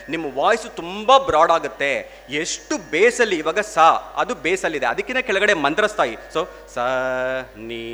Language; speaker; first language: Kannada; non-native, local second language; Telugu